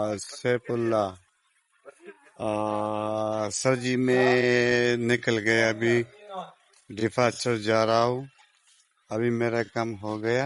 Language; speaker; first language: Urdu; non-native, local second language; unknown